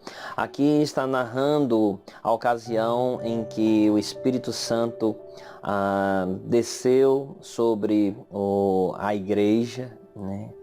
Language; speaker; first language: Portuguese; native; Portuguese